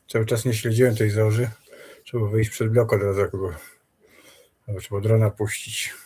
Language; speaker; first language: Polish; native; Polish